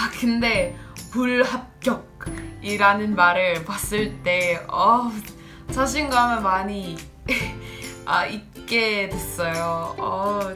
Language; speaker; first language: Korean; non-native, learner; English